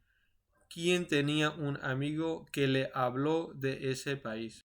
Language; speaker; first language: Spanish; non-native, fluent; Urdu